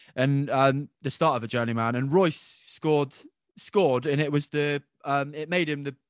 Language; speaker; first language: English; native; English